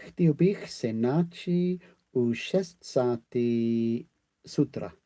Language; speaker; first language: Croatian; non-native, learner; English